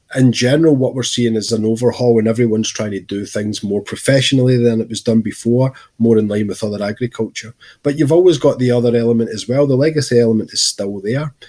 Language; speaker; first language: English; native; English